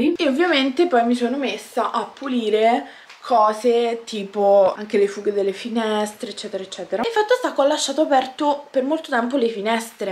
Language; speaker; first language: Italian; native; Italian